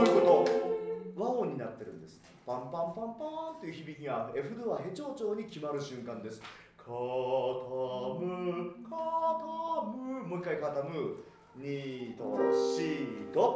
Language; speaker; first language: Japanese; native; Japanese